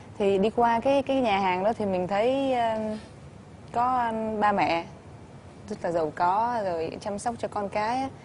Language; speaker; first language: Vietnamese; early bilingual, heritage; Vietnamese